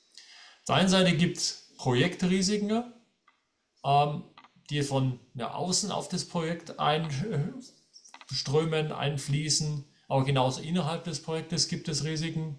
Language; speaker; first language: German; native; German